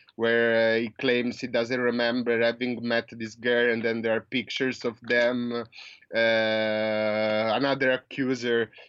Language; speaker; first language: English; non-native, fluent; Italian